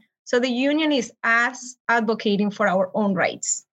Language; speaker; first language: English; non-native, fluent; Spanish